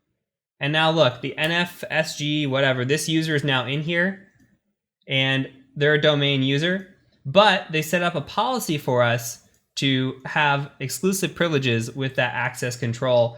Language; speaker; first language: English; native; English